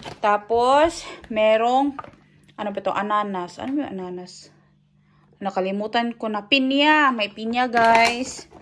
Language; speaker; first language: Filipino; native; Filipino